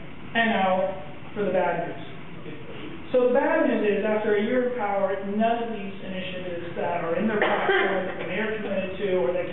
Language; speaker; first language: English; native; English